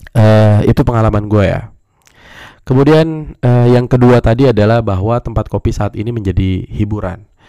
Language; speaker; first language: Indonesian; native; Indonesian